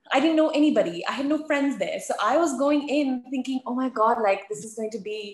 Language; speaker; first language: English; native; English